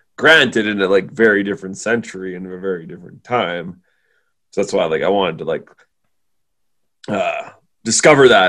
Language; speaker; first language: English; native; English